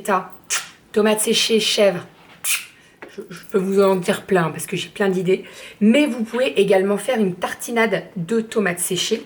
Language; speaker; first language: French; native; French